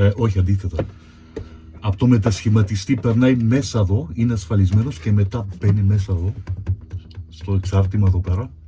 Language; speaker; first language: Greek; early bilingual, heritage; Greek